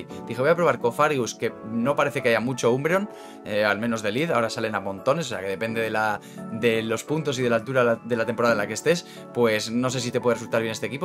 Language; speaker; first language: Spanish; native; Spanish